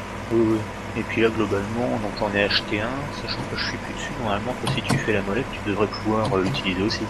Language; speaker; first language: French; native; French